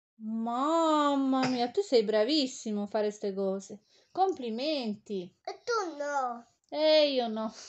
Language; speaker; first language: Italian; non-native, learner; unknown